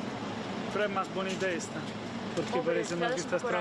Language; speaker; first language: Spanish; non-native, fluent; Italian